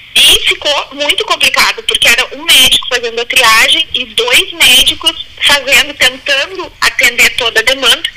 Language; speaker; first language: Portuguese; native; Portuguese